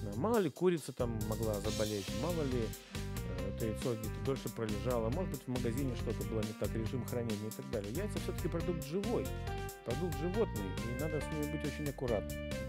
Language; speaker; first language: Russian; native; Russian